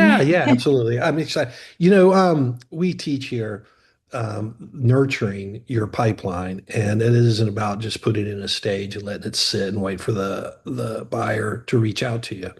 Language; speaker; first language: English; native; English